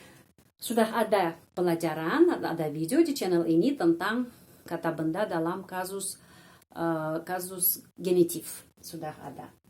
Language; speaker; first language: Indonesian; non-native, fluent; Russian